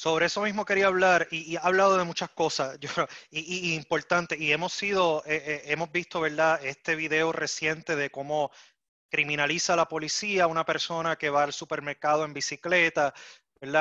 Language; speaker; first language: Spanish; native; Spanish